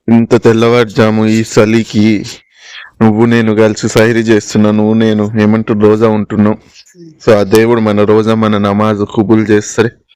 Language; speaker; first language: Telugu; non-native, local second language; Urdu